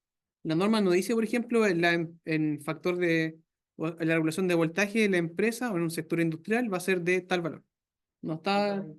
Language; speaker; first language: Spanish; native; Spanish